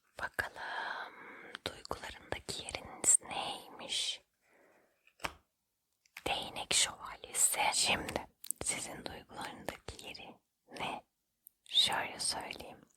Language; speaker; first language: Turkish; native; Turkish